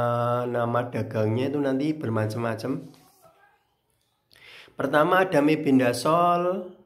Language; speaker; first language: Indonesian; native; Indonesian